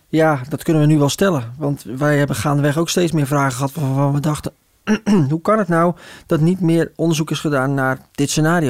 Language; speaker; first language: Dutch; native; Dutch